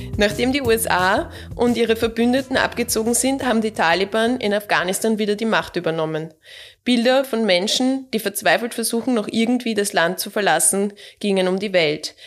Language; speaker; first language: German; native; German